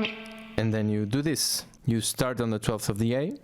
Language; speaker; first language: English; non-native, fluent; Portuguese